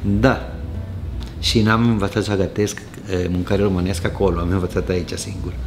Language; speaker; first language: Romanian; non-native, fluent; Spanish